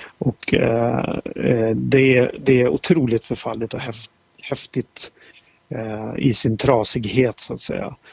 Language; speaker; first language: Swedish; native; Swedish